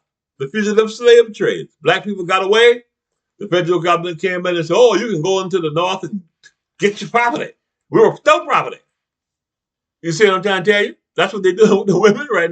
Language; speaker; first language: English; native; English